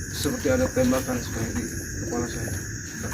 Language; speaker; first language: Indonesian; native; Indonesian